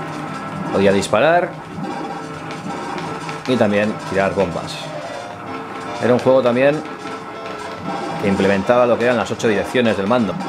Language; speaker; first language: Spanish; native; Spanish